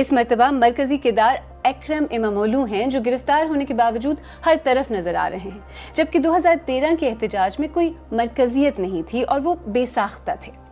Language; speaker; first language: Urdu; native; Urdu